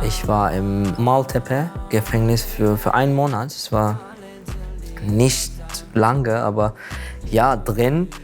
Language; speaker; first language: German; non-native, learner; Turkish